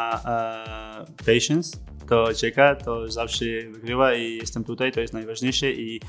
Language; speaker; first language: Polish; non-native, fluent; Georgian